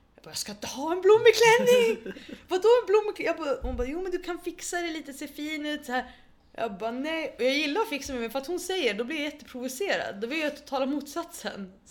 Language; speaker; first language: Swedish; early bilingual, other home language; Arabic